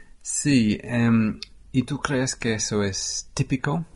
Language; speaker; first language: Spanish; non-native, fluent; English